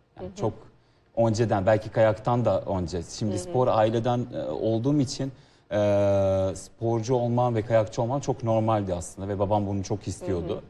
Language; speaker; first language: Turkish; non-native, learner; Serbian